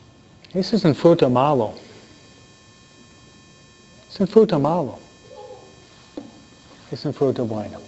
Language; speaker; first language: Spanish; non-native, fluent; English